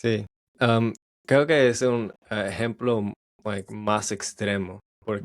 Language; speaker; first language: Spanish; non-native, learner; English